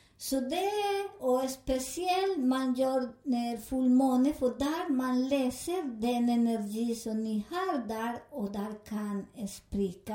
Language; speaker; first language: Swedish; non-native, learner; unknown